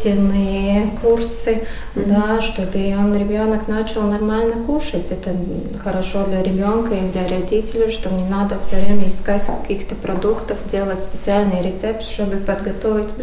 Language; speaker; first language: Russian; non-native, local second language; Latvian